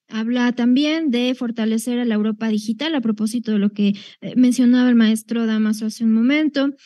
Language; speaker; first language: Spanish; native; Spanish